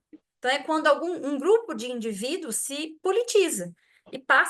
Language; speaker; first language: Portuguese; native; Portuguese